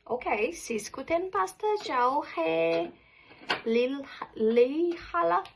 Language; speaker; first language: Finnish; non-native, learner; Spanish